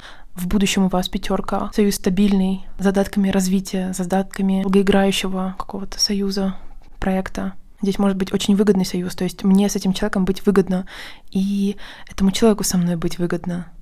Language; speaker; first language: Russian; native; Russian